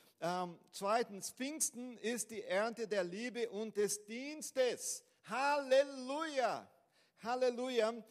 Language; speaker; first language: German; non-native, fluent; Portuguese